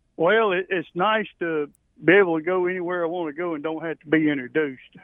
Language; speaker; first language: English; native; English